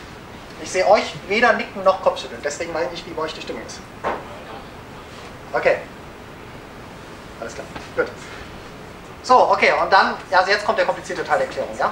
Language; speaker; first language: German; native; German